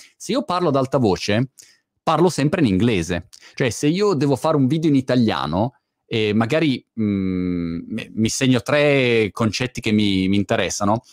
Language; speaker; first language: Italian; native; Italian